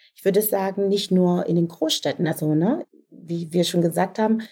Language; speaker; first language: German; native; German